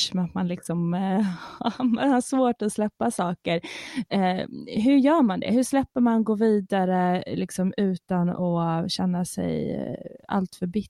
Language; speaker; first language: Swedish; native; Swedish